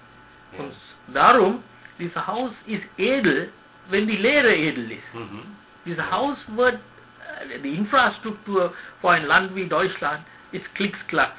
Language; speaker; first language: German; non-native, learner; Sinhala